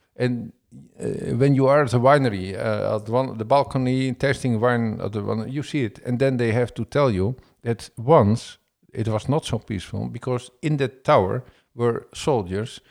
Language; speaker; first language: English; non-native, fluent; Dutch